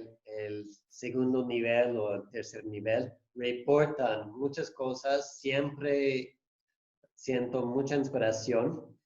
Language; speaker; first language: Spanish; non-native, fluent; English